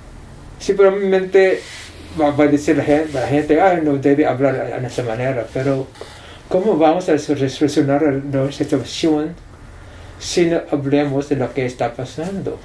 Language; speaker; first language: Spanish; non-native, fluent; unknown